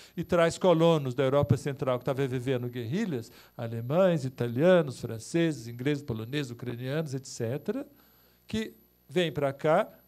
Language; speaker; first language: Portuguese; native; Portuguese